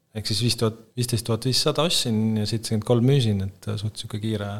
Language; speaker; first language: Estonian; native; Estonian